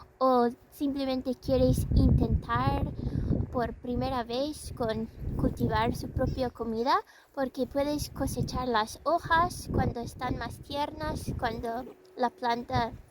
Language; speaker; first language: Spanish; non-native, fluent; English